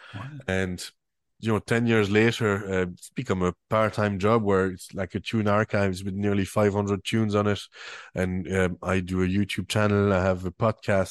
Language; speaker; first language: English; non-native, fluent; French